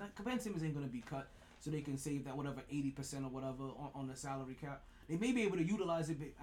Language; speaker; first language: English; native; English